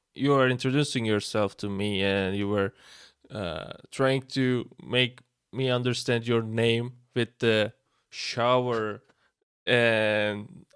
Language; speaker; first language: English; non-native, fluent; Turkish